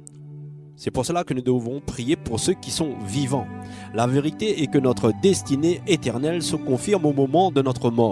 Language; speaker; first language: French; native; French